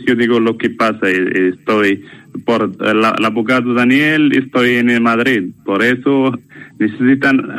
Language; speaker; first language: Spanish; non-native, learner; Arabic